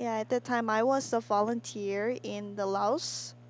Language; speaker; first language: English; non-native, learner; Korean